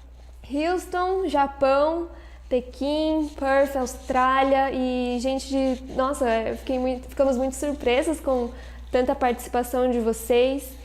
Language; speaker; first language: Portuguese; native; Portuguese